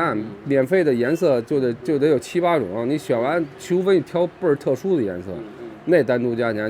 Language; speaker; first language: Chinese; native; Chinese